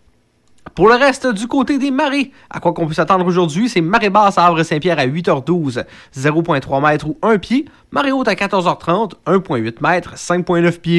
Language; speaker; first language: French; native; French